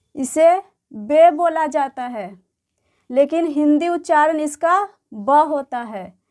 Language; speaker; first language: Hindi; native; Hindi